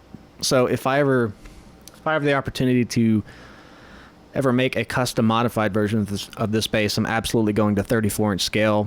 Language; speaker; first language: English; native; English